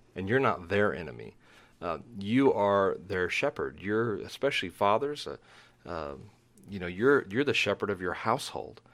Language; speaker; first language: English; native; English